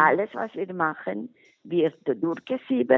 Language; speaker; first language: German; non-native, local second language; Italian